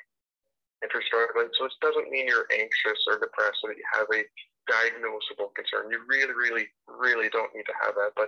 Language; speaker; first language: English; native; English